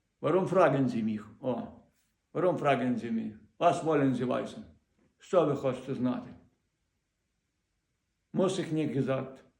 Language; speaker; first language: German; non-native, learner; Ukrainian